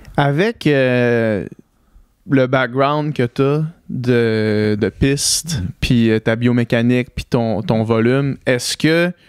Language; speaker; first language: French; native; French